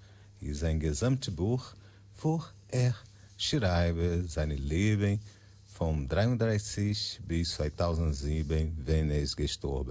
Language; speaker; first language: German; non-native, learner; Portuguese